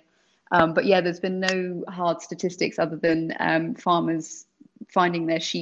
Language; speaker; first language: English; native; English